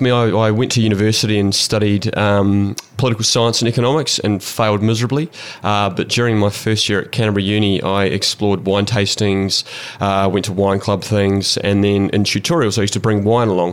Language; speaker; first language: English; native; English